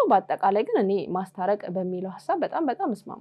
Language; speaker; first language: Amharic; native; Amharic